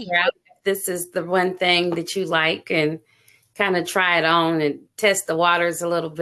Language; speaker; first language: English; native; English